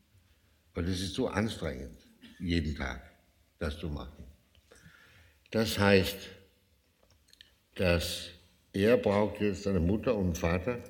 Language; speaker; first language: German; non-native, fluent; Danish